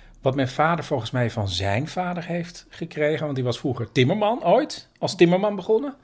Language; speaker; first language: Dutch; native; Dutch